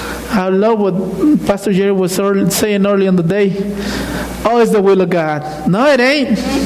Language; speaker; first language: English; non-native, fluent; Spanish